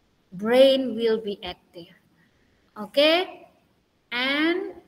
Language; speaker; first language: English; non-native, learner; Indonesian